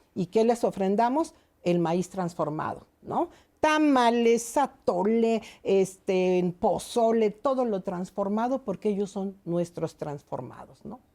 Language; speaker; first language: Spanish; native; Spanish